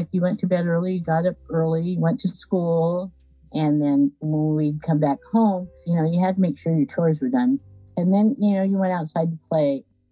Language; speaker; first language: English; native; English